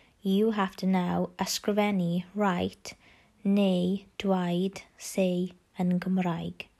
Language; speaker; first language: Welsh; non-native, learner; English